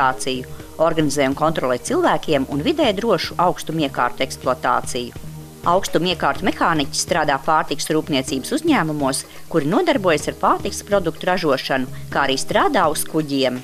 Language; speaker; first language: Latvian; native; Latvian